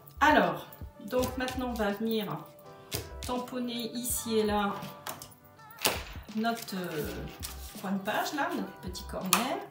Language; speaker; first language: French; native; French